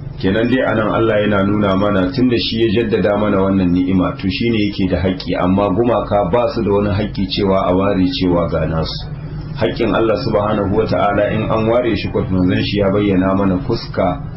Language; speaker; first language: Hausa; native; Hausa